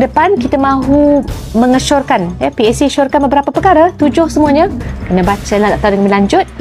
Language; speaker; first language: Malay; native; Malay